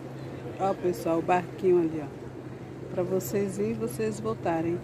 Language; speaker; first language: Portuguese; native; Portuguese